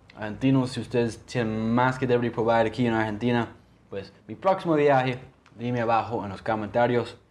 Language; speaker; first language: Spanish; non-native, learner; English